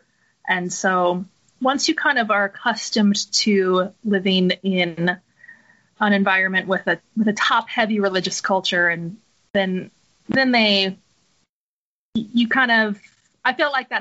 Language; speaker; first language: English; native; English